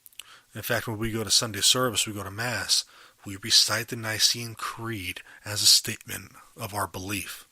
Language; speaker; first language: English; native; English